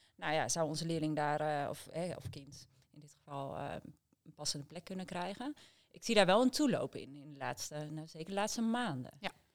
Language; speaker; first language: Dutch; native; Dutch